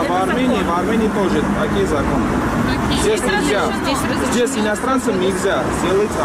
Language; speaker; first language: Russian; non-native, learner; Armenian